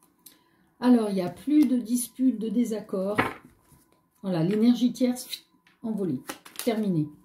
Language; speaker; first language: French; native; French